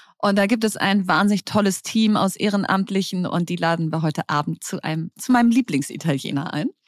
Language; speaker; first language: German; native; German